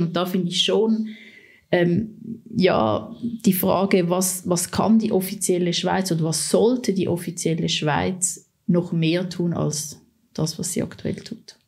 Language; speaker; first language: German; native; German